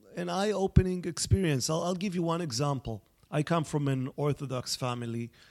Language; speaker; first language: English; non-native, fluent; Hebrew